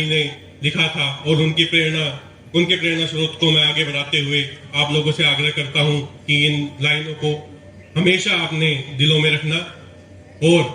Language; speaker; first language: Hindi; native; Hindi